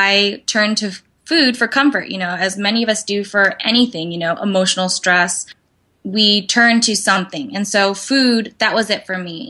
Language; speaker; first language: English; native; English